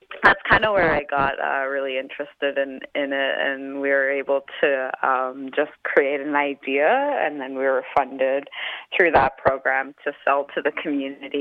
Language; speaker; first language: English; native; English